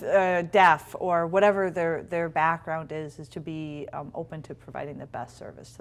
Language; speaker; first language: English; native; English